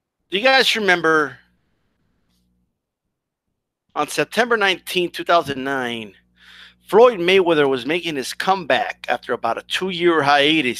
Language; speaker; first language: English; early bilingual, other home language; Spanish